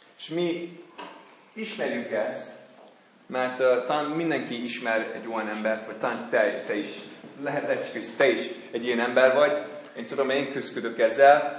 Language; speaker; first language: Hungarian; non-native, fluent; English